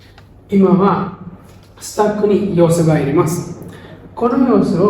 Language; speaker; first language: Japanese; non-native, learner; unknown